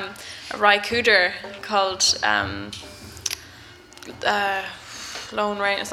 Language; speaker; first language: English; native; English